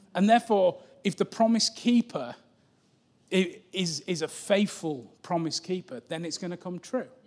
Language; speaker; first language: English; native; English